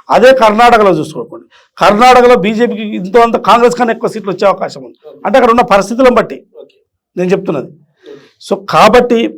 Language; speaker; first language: Telugu; native; Telugu